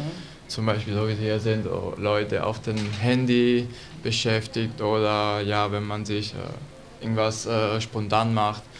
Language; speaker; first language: German; non-native, learner; Italian